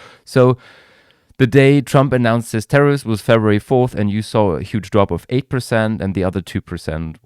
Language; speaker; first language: English; non-native, fluent; German